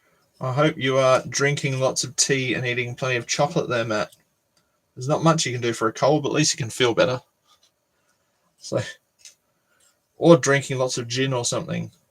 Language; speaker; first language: English; native; English